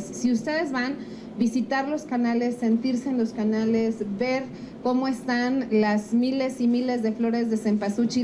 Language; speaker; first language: Spanish; native; Spanish